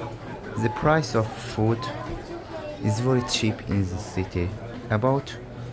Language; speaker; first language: English; non-native, learner; Azerbaijani